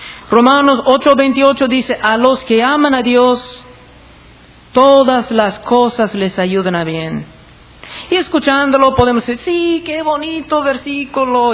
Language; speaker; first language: Spanish; non-native, fluent; English